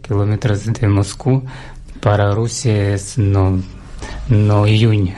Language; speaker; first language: Catalan; non-native, learner; Russian